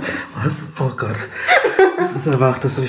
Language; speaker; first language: German; native; German